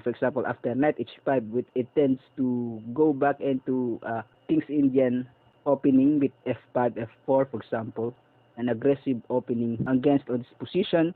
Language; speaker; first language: English; non-native, local second language; Filipino